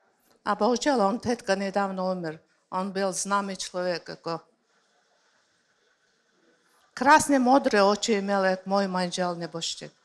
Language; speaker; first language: Czech; non-native, learner; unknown